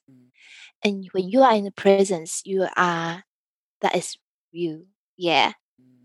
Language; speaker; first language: English; early bilingual, other home language; Chinese